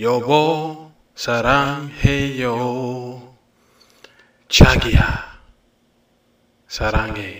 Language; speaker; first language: Korean; non-native, learner; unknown